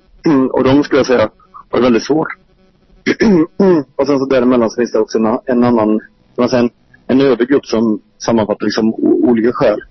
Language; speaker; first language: Swedish; native; Swedish